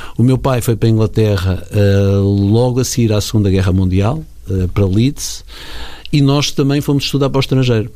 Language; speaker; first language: Portuguese; native; Portuguese